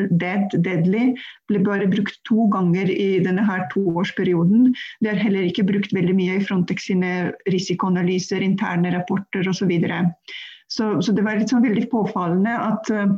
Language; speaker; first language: Norwegian; non-native, fluent; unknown